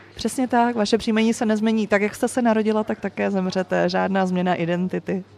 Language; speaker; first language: Czech; native; Czech